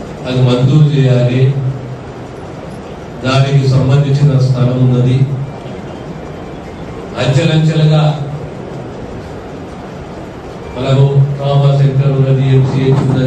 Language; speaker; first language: Telugu; native; Telugu